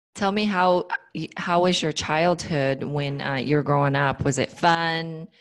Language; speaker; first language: English; non-native, local second language; Filipino